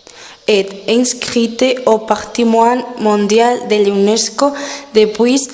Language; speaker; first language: French; non-native, learner; Spanish